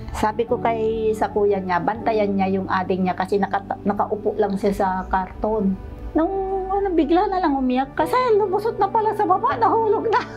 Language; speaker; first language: Filipino; non-native, local second language; Iloko